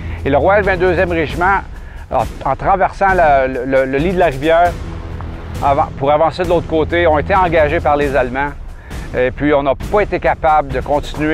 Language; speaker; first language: French; native; French